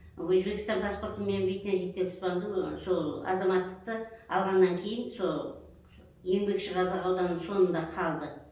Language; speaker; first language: Kazakh; early bilingual, heritage; Kazakh